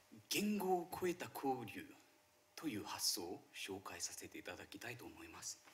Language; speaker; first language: Japanese; non-native, fluent; Marathi